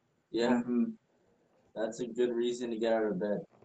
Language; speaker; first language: English; native; English